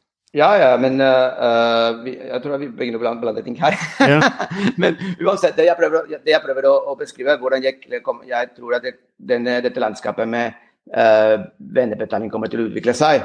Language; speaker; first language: Norwegian; non-native, fluent; Spanish